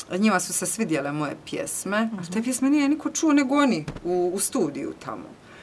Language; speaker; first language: Croatian; native; Croatian